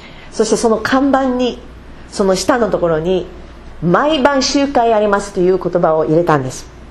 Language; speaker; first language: Japanese; non-native, fluent; English